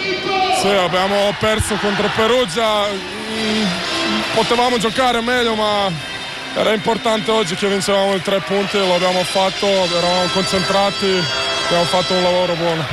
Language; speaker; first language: Italian; non-native, fluent; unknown